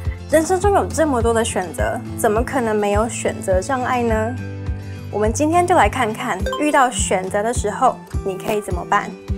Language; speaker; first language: Chinese; native; Chinese